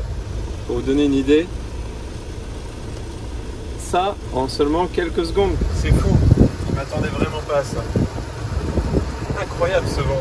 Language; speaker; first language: French; native; French